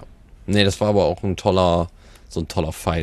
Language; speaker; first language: German; native; German